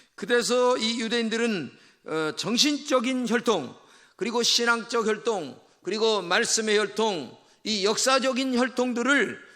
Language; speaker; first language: Korean; native; Korean